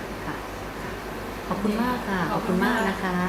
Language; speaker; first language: Thai; native; Thai